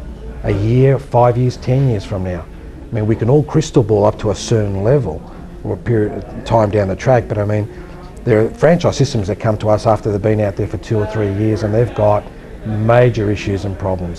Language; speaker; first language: English; native; English